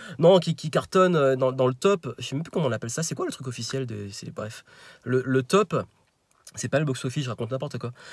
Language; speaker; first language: French; native; French